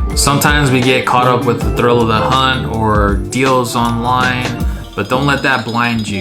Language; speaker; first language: English; native; English